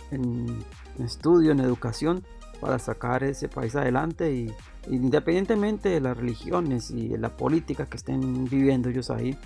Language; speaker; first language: Spanish; native; Spanish